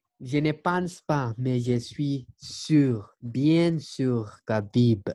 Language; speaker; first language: French; non-native, learner; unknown